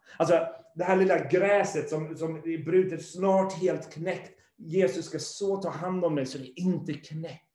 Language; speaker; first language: Swedish; non-native, fluent; English